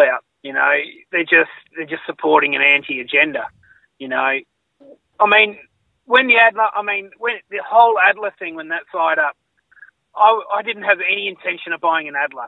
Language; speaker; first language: English; native; English